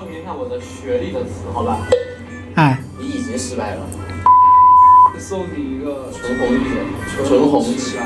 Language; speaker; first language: Chinese; non-native, learner; Thai